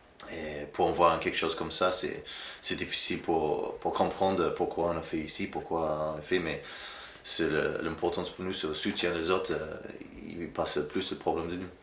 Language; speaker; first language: French; non-native, learner; English